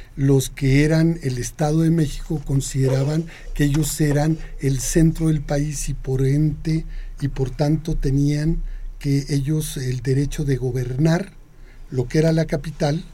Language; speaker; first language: Spanish; native; Spanish